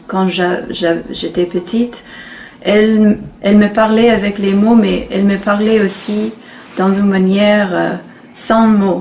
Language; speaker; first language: French; non-native, learner; English